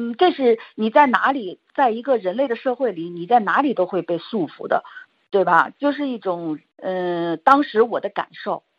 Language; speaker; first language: Chinese; native; Chinese